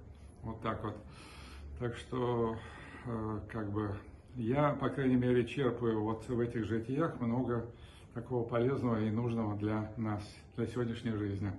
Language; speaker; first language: Russian; native; Russian